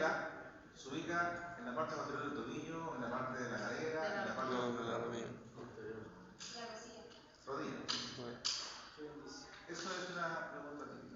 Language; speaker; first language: Spanish; native; Spanish